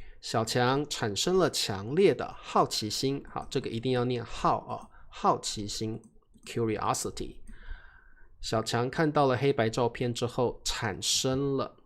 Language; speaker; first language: Chinese; native; Chinese